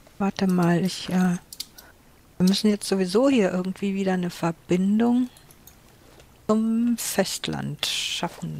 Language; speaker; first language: German; native; German